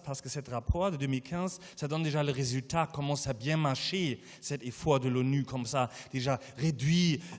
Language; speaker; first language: French; non-native, learner; German